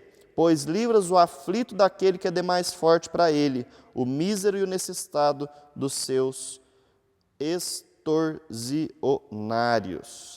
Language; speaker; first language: Portuguese; native; Portuguese